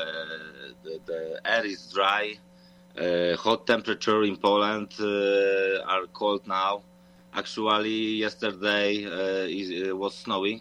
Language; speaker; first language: English; non-native, fluent; Polish